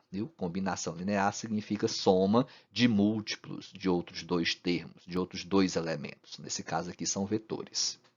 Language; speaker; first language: Portuguese; native; Portuguese